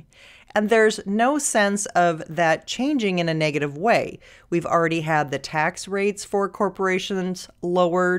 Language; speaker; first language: English; native; English